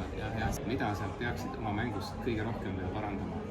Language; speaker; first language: Estonian; native; Estonian